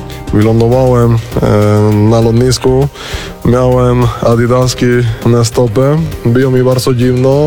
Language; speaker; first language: Polish; non-native, learner; Spanish